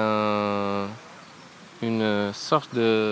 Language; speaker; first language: French; non-native, learner; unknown